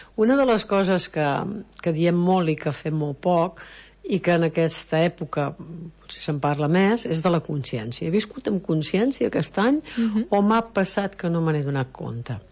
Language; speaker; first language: Catalan; native; Catalan